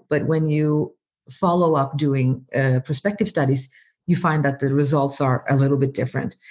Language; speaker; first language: English; non-native, fluent; Norwegian